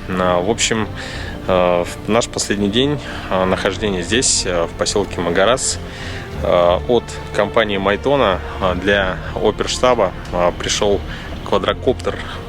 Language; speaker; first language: Russian; native; Russian